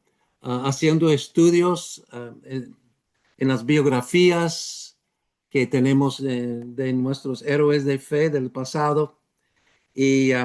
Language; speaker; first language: Spanish; non-native, fluent; English